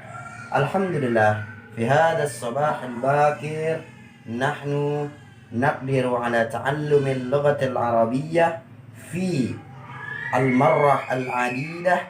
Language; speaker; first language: Arabic; non-native, learner; Indonesian